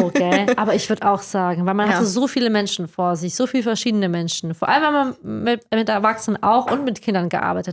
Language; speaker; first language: German; native; German